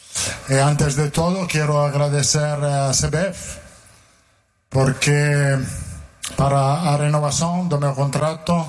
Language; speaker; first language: Portuguese; non-native, fluent; Italian